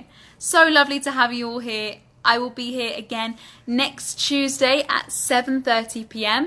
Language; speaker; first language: English; native; English